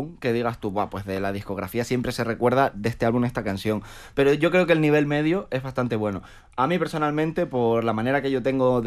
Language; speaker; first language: Spanish; native; Spanish